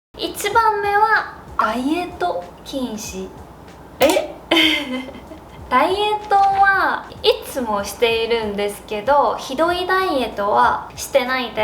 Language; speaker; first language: Japanese; non-native, learner; Korean